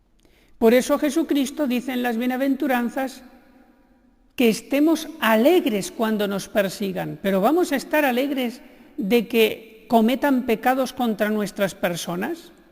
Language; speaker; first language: Spanish; native; Spanish